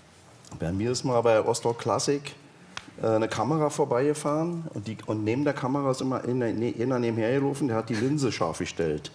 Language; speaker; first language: German; native; German